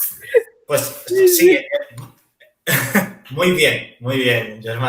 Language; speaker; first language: Spanish; native; Spanish